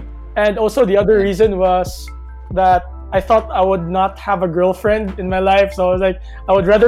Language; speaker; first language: English; non-native, local second language; Cebuano